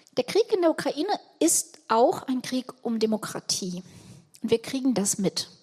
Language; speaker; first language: German; early bilingual, other home language; Russian